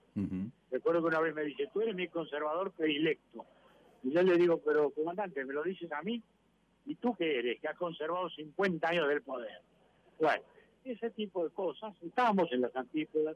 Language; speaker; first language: Spanish; native; Spanish